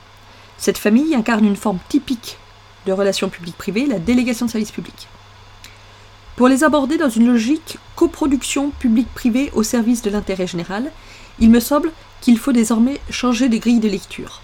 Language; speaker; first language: French; native; French